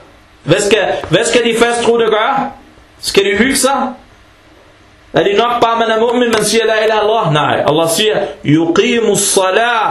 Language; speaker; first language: Danish; early bilingual, other home language; Arabic